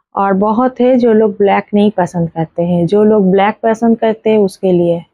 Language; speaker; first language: Hindi; non-native, local second language; Bangla